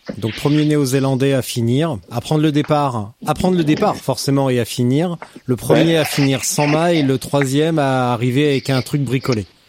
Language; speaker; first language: French; native; French